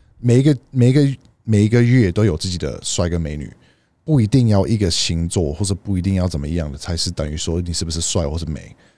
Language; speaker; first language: Chinese; non-native, fluent; English